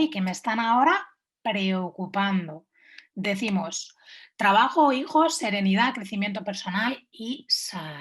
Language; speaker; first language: Spanish; native; Spanish